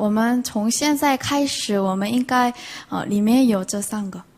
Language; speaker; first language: Chinese; non-native, fluent; Korean